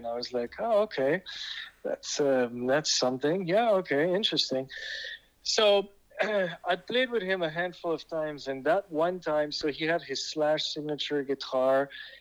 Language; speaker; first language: English; non-native, fluent; French